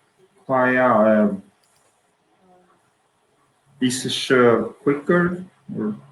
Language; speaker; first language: Chinese; non-native, learner; Swedish